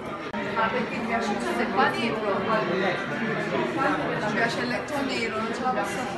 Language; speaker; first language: Italian; non-native, learner; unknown